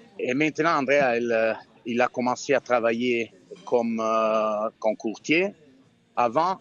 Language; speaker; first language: French; non-native, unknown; Italian